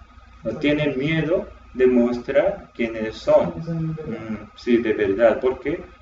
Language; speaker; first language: Spanish; non-native, fluent; Korean